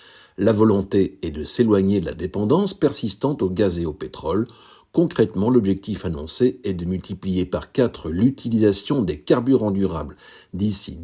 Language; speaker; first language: French; native; French